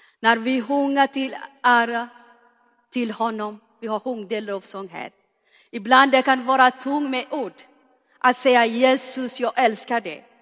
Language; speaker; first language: Swedish; non-native, fluent; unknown